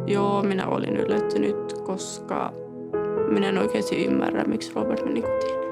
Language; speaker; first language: Finnish; non-native, learner; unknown